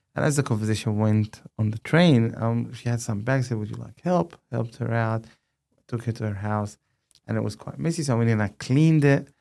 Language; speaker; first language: English; non-native, fluent; Arabic